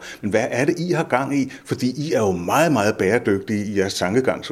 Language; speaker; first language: Danish; native; Danish